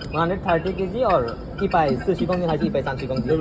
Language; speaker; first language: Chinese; non-native, learner; Bangla